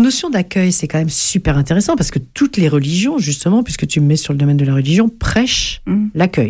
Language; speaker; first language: French; native; French